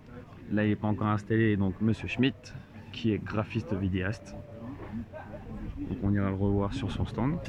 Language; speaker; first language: French; native; French